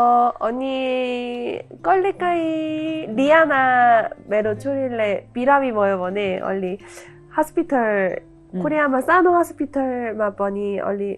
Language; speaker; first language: Nepali; non-native, learner; Korean